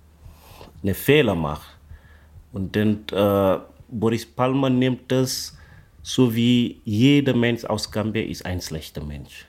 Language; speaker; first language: German; non-native, learner; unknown